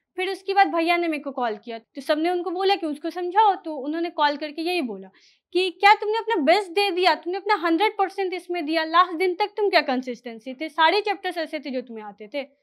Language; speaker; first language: Hindi; native; Hindi